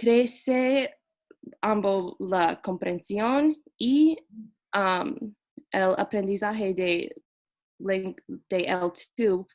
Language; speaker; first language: Spanish; non-native, fluent; English